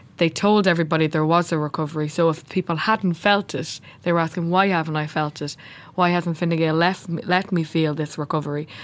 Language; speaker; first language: English; native; English